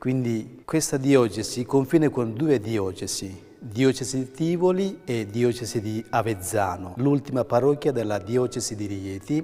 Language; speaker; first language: Italian; non-native, fluent; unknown